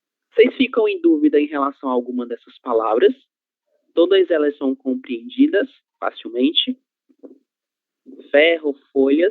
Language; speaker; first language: Portuguese; native; Portuguese